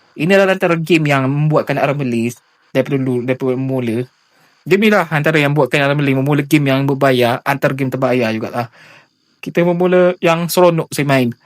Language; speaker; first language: Malay; native; Malay